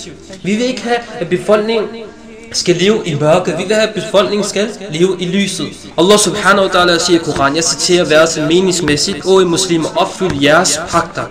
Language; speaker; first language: Danish; early bilingual, other home language; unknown